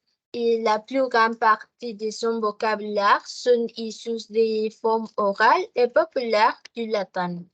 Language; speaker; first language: French; non-native, learner; Spanish